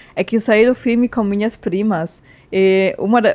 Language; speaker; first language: Portuguese; non-native, fluent; German